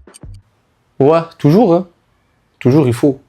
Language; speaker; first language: French; native; French